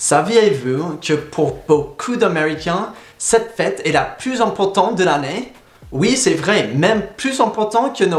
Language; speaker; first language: French; non-native, fluent; English